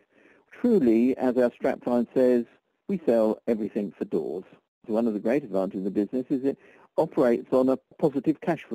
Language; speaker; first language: English; native; English